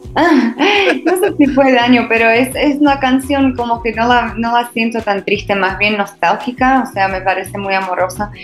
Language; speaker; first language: Spanish; non-native, fluent; Slovak